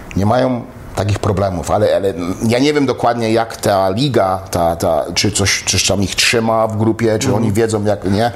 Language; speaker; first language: Polish; early bilingual, heritage; Polish